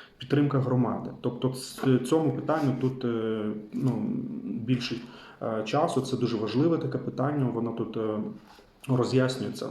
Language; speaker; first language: Ukrainian; non-native, local second language; Russian